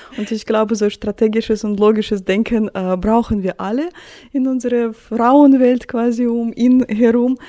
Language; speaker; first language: German; non-native, fluent; Russian